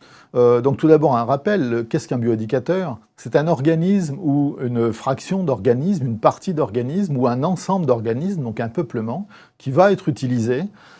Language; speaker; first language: French; native; French